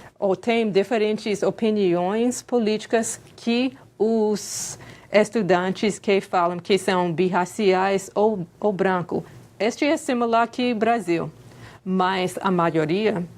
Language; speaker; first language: Portuguese; non-native, fluent; English